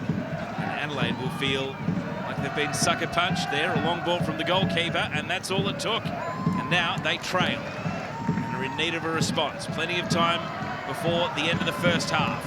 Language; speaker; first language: English; native; English